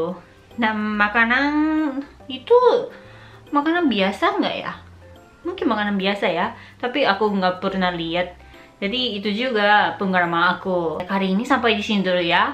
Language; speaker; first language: Indonesian; non-native, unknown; Japanese